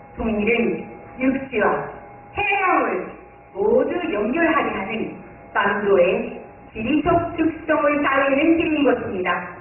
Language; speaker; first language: Korean; non-native, fluent; Japanese